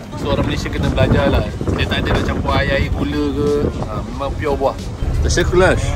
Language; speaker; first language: Malay; native; Malay